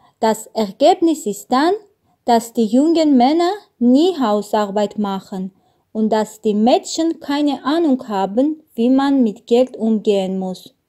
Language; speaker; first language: German; non-native, learner; Armenian